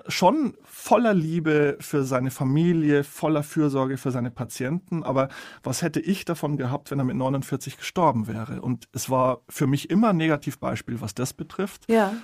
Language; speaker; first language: German; native; German